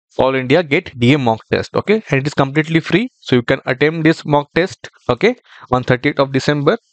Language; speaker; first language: English; non-native, local second language; Marathi